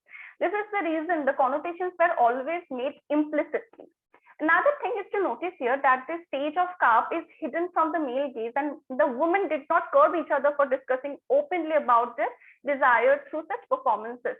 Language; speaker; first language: English; non-native, local second language; Bangla